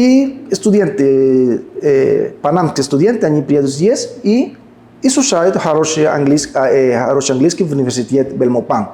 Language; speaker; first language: Russian; non-native, learner; Spanish